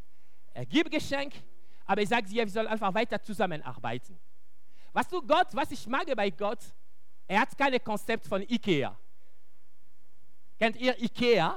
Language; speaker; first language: German; non-native, local second language; French